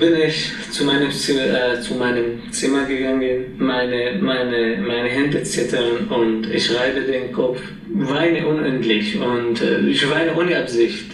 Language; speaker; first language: German; non-native, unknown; Arabic